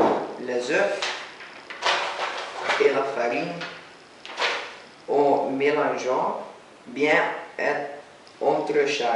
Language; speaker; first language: French; non-native, learner; Dutch